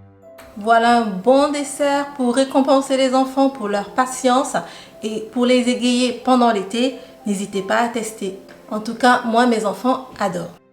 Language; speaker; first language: French; native; French